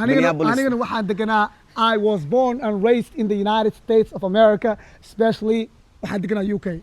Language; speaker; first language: English; non-native, learner; Somali